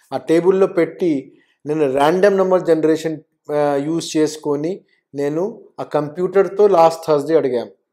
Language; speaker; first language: Telugu; non-native, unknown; Hindi